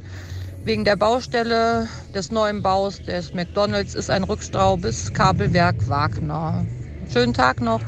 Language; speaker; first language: German; native; German